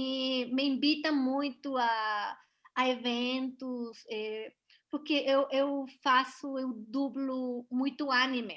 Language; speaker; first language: Portuguese; non-native, learner; Spanish